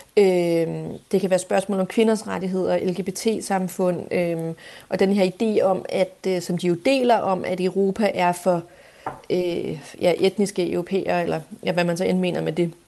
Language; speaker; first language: Danish; native; Danish